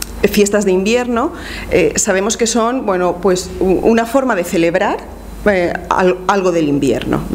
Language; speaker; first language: Spanish; native; Spanish